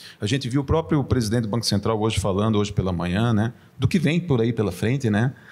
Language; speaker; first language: Portuguese; native; Portuguese